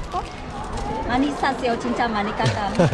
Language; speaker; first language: Korean; non-native, learner; Vietnamese